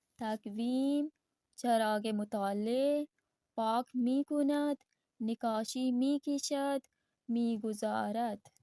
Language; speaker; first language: Persian; non-native, fluent; Urdu